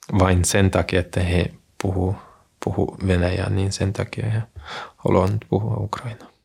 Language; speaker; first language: Finnish; non-native, fluent; Russian